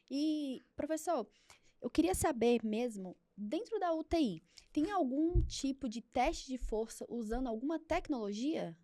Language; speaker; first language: Portuguese; native; Portuguese